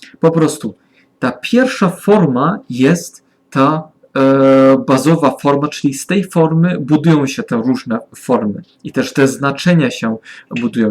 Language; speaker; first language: Polish; non-native, learner; German